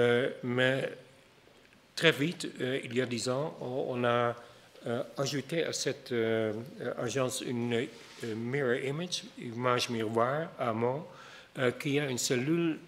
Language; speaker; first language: French; non-native, fluent; Dutch